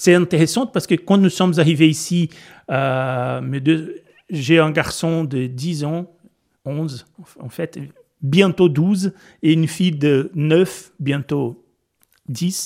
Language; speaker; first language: French; non-native, fluent; Portuguese